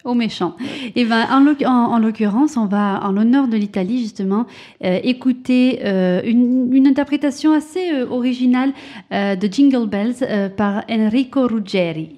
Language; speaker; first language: French; native; French